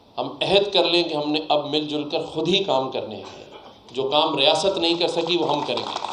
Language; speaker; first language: Urdu; native; Urdu